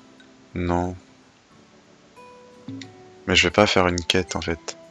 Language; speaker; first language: French; native; French